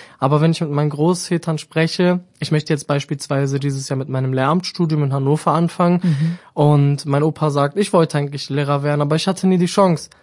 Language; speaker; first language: German; native; German